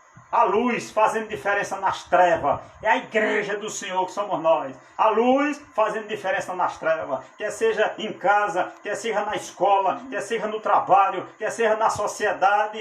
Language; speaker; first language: Portuguese; native; Portuguese